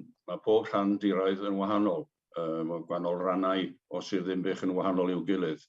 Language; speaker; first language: Welsh; native; Welsh